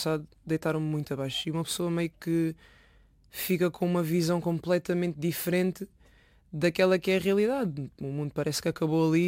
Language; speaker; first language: Portuguese; native; Portuguese